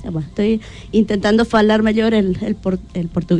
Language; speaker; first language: Portuguese; non-native, learner; Spanish